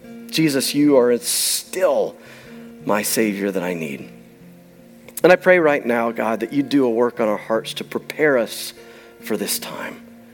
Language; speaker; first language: English; native; English